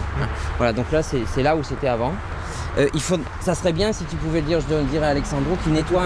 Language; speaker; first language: French; native; French